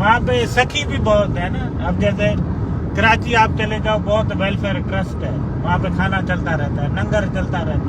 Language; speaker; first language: Hindi; non-native, local second language; Sindhi